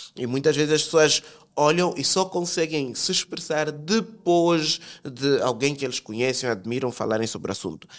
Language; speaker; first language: Portuguese; native; Portuguese